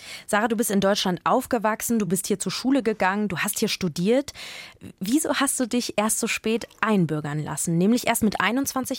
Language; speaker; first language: German; native; German